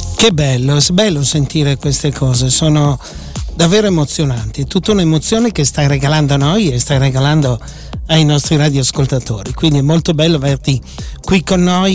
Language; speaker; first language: Italian; native; Italian